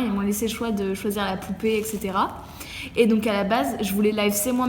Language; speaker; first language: French; native; French